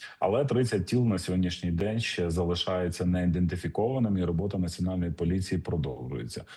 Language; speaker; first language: Ukrainian; native; Ukrainian